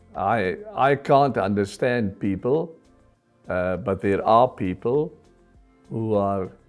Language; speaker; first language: English; non-native, local second language; Afrikaans